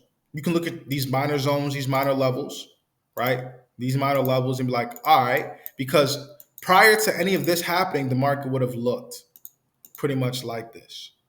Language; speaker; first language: English; native; English